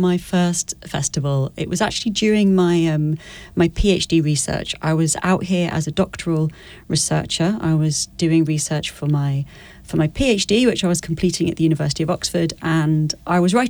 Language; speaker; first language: English; native; English